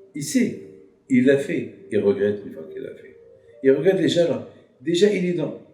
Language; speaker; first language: French; non-native, local second language; Arabic